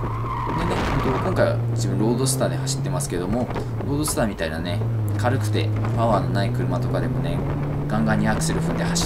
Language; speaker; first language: Japanese; native; Japanese